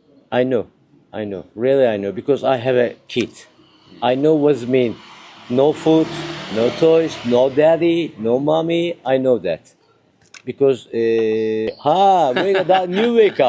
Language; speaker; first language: English; non-native, learner; Turkish